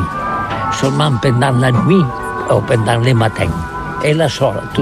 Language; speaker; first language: French; non-native, learner; Catalan